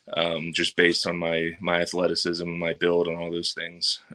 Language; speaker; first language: English; native; English